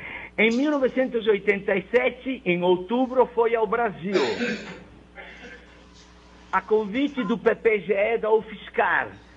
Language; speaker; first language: Portuguese; non-native, fluent; Italian